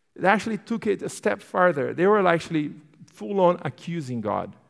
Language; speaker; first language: English; non-native, fluent; Portuguese